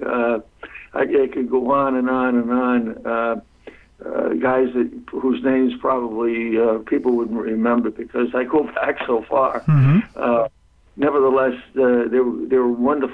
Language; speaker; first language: English; native; English